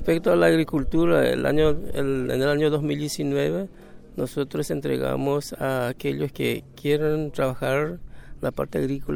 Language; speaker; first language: Spanish; non-native, local second language; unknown